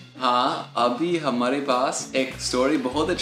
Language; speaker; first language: Hindi; non-native, learner; English